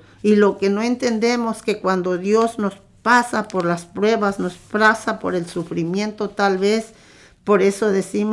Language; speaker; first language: Spanish; native; Spanish